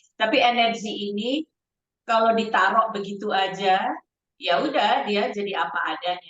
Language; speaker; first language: Indonesian; native; Indonesian